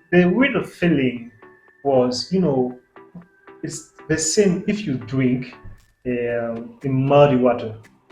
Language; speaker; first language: English; non-native, fluent; French